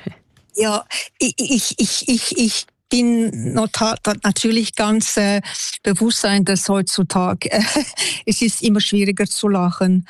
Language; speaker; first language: German; non-native, local second language; French